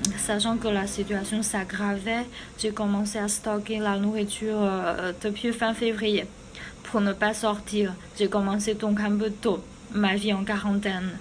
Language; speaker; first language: French; non-native, fluent; Chinese